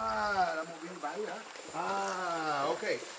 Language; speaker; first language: Vietnamese; non-native, learner; English